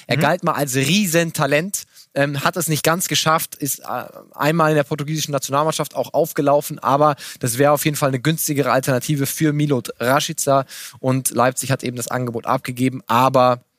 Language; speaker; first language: German; native; German